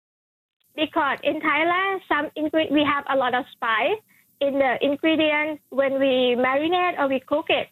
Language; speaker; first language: English; non-native, fluent; Thai